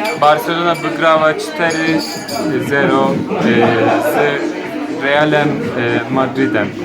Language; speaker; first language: Polish; non-native, learner; Turkish